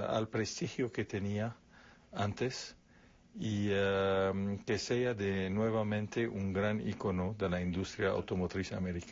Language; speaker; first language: Spanish; non-native, fluent; Arabic